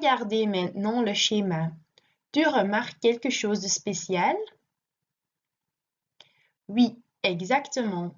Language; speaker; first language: French; non-native, learner; Dutch